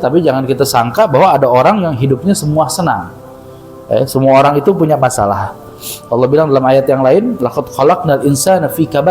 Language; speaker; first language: Indonesian; native; Indonesian